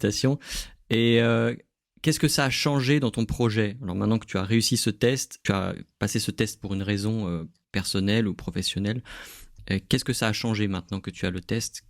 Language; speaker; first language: French; native; French